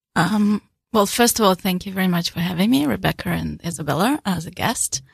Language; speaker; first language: English; non-native, fluent; Russian